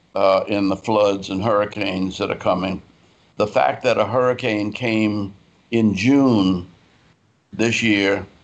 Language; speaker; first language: English; native; English